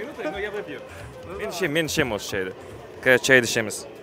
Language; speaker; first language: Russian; non-native, local second language; Kazakh